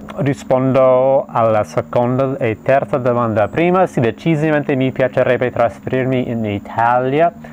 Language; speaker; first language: Italian; non-native, fluent; English